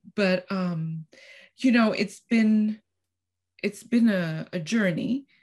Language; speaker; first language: English; non-native, fluent; Spanish